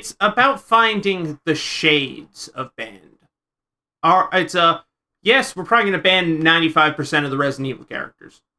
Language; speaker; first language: English; native; English